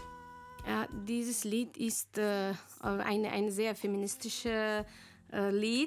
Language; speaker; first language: German; non-native, learner; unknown